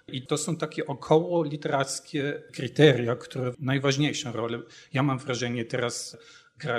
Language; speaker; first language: Polish; non-native, fluent; German